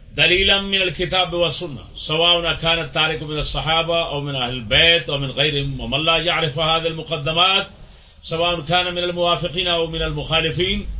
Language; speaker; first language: Arabic; non-native, fluent; Urdu